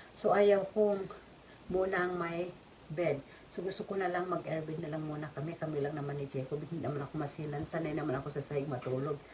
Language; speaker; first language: Filipino; non-native, local second language; Cebuano